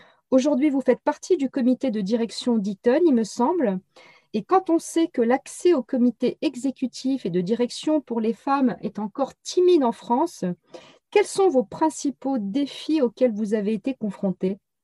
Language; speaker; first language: French; native; French